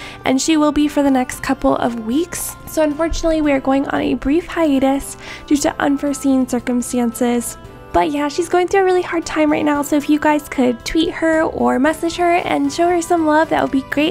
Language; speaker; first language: English; native; English